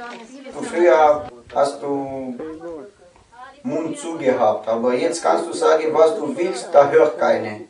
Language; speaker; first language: German; non-native, learner; Romanian